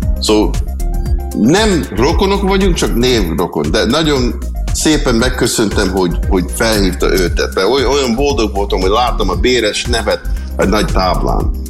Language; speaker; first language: Hungarian; early bilingual, heritage; Hungarian